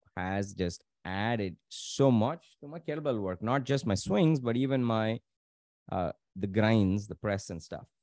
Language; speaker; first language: English; non-native, local second language; Tamil